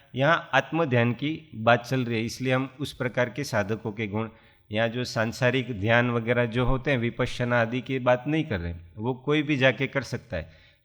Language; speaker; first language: Hindi; non-native, local second language; Gujarati